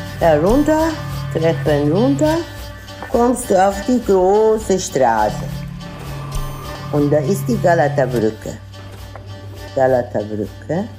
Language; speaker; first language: German; non-native, fluent; Turkish